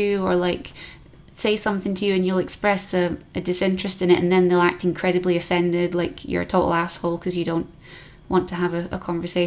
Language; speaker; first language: English; native; English